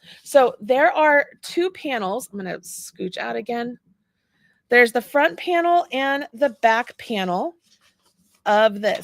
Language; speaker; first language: English; native; English